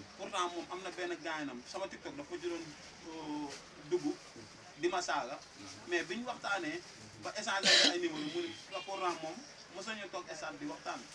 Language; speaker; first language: Wolof; native; Wolof